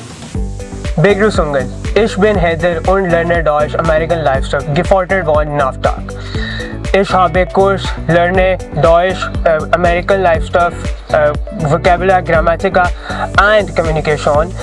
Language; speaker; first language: German; non-native, learner; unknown